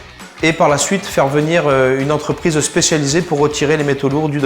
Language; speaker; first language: French; native; French